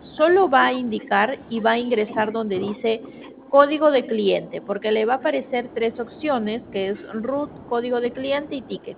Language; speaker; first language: Spanish; native; Spanish